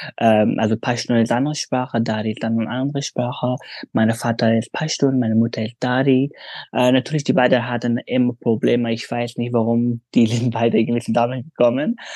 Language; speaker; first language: German; non-native, fluent; Pashto